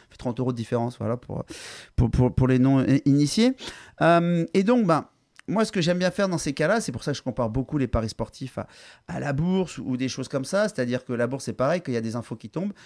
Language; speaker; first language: French; native; French